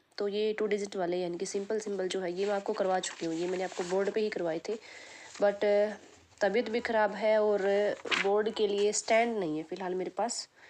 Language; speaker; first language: Hindi; native; Hindi